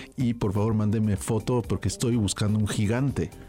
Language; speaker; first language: Spanish; early bilingual, heritage; French